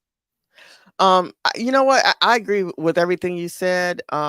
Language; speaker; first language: English; native; English